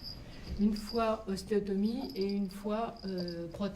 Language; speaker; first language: French; native; French